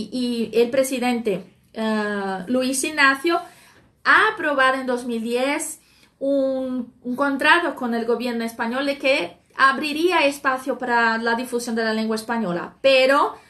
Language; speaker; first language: Spanish; non-native, fluent; Portuguese